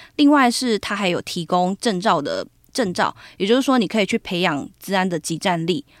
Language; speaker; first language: Chinese; native; Chinese